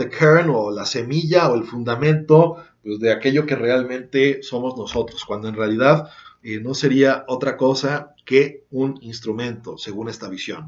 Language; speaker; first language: Spanish; native; Spanish